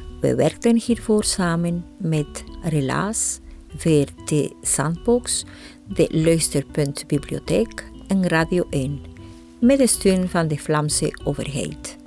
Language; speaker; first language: Dutch; early bilingual, other home language; Spanish